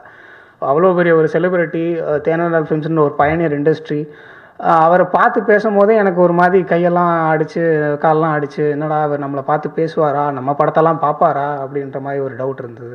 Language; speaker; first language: Tamil; native; Tamil